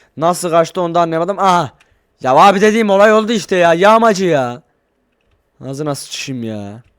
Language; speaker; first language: Turkish; native; Turkish